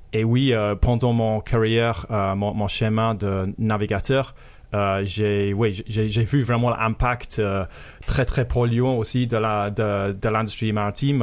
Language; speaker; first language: French; non-native, fluent; English